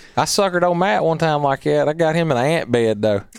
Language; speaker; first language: English; native; English